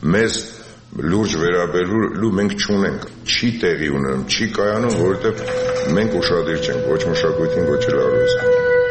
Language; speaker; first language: Armenian; native; Armenian